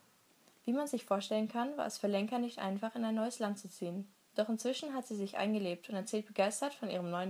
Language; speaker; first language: German; native; German